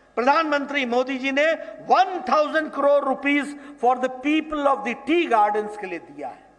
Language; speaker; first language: Hindi; native; Hindi